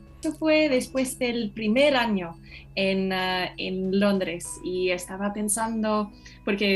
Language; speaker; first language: Spanish; non-native, fluent; English